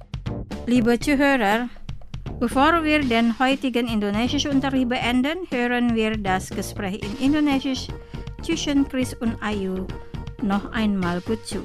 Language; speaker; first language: German; non-native, fluent; Indonesian